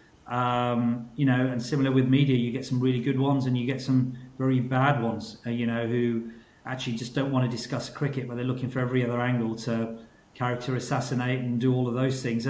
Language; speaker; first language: English; native; English